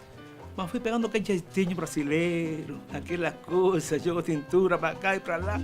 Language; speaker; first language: Portuguese; non-native, fluent; Spanish